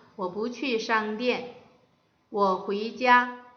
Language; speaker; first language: Chinese; non-native, fluent; Korean